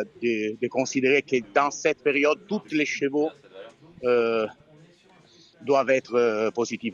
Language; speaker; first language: French; non-native, fluent; Italian